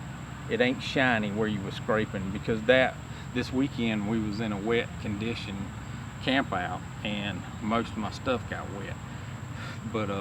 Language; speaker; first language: English; native; English